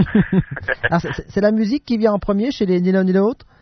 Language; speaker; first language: French; native; French